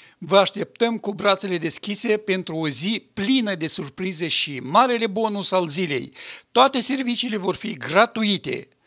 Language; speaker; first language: Romanian; native; Romanian